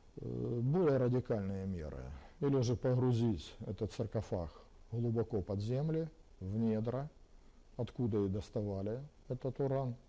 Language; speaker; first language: Russian; native; Russian